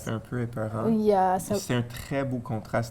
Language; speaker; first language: French; native; French